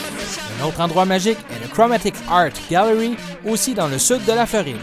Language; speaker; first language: French; native; French